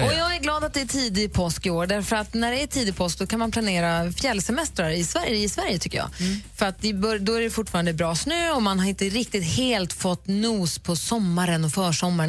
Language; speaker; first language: Swedish; native; Swedish